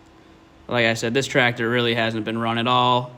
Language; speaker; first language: English; native; English